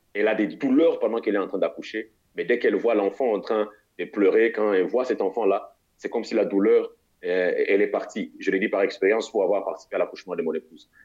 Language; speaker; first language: French; non-native, local second language; Lingala